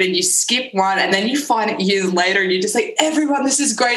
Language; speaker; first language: English; native; English